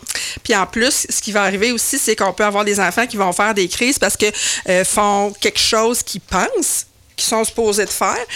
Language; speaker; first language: French; native; French